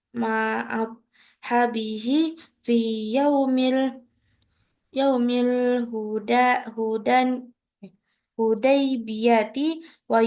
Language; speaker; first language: Arabic; non-native, learner; Indonesian